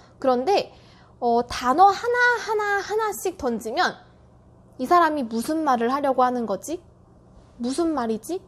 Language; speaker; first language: Korean; native; Korean